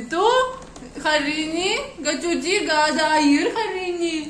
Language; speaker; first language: Indonesian; non-native, learner; Russian